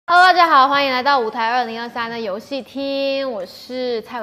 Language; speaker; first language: Chinese; native; Chinese